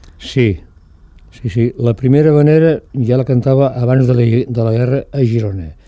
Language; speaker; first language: Catalan; non-native, local second language; Spanish